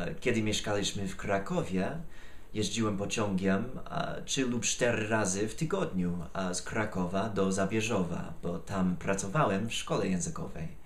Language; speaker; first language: Polish; non-native, fluent; English